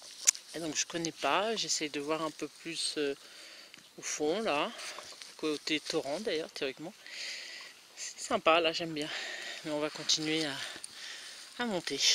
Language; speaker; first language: French; native; French